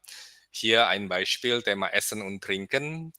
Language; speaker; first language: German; non-native, fluent; Indonesian